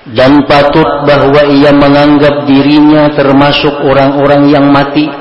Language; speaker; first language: Indonesian; non-native, local second language; Banjar